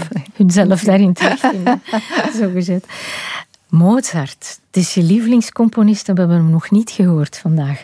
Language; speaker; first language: Dutch; native; Dutch